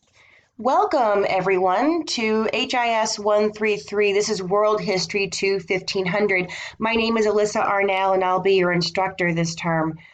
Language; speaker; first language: English; native; English